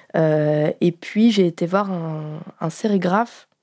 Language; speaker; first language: French; native; French